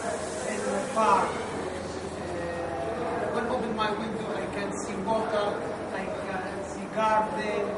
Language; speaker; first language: English; non-native, learner; Arabic